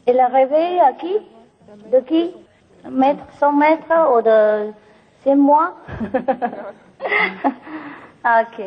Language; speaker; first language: French; non-native, learner; Vietnamese